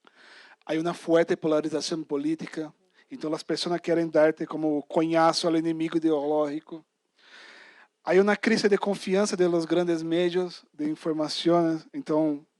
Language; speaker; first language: Spanish; non-native, fluent; Portuguese